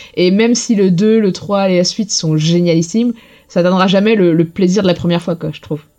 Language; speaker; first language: French; native; French